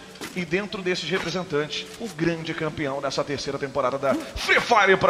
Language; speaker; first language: Portuguese; native; Portuguese